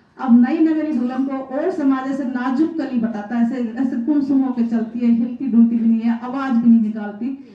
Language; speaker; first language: Hindi; non-native, local second language; Rajasthani